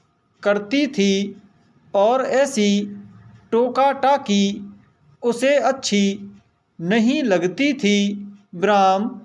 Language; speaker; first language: Hindi; native; Hindi